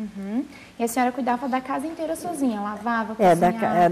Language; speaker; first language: Portuguese; native; Portuguese